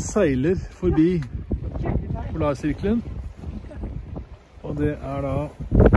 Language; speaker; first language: Norwegian; native; Norwegian